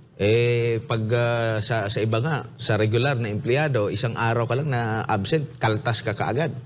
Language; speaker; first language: Filipino; native; Filipino